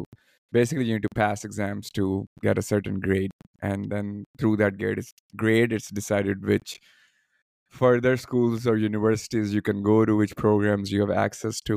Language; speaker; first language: English; non-native, local second language; Urdu